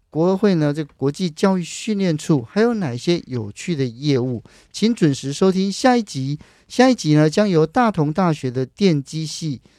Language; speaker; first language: Chinese; native; Chinese